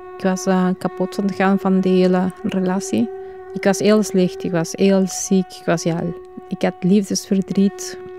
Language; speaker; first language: Dutch; non-native, fluent; Spanish